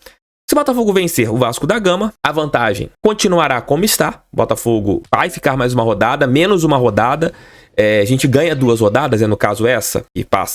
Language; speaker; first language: Portuguese; native; Portuguese